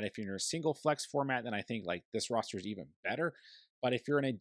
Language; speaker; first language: English; native; English